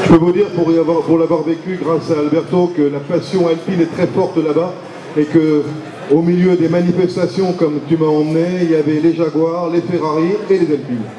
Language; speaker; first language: French; native; French